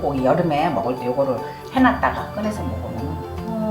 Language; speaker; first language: Korean; native; Korean